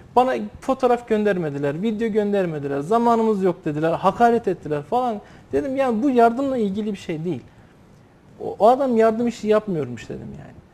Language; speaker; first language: Turkish; native; Turkish